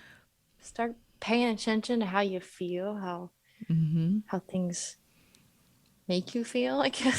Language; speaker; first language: English; native; English